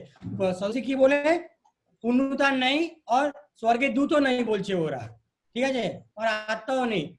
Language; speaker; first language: Bangla; non-native, local second language; Hindi